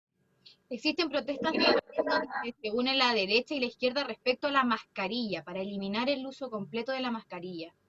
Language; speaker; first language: Spanish; native; Spanish